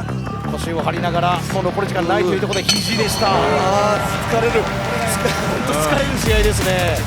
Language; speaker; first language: Japanese; native; Japanese